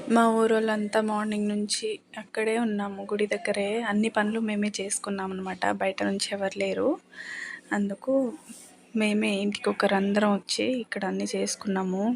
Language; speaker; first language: Telugu; non-native, local second language; Lambadi